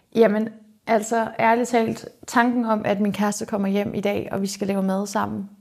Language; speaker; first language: Danish; native; Danish